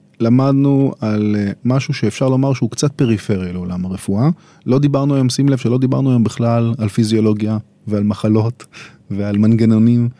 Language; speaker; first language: Hebrew; native; Hebrew